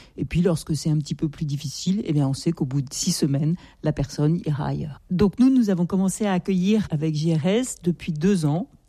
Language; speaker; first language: French; native; French